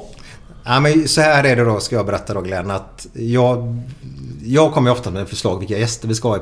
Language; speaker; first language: Swedish; native; Swedish